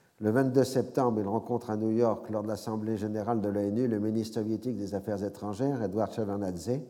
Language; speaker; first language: French; native; French